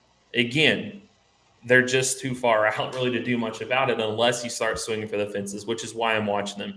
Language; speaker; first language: English; native; English